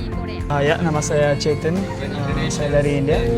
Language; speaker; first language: Indonesian; non-native, learner; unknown